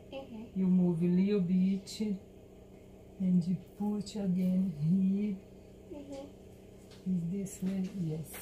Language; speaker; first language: English; non-native, learner; Portuguese